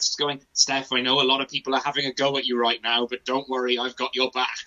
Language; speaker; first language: English; non-native, local second language; Welsh